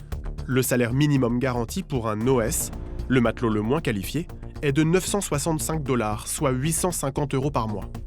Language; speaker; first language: French; native; French